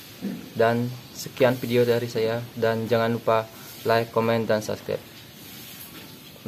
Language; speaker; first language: Indonesian; native; Indonesian